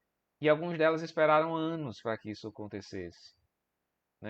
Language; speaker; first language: Portuguese; native; Portuguese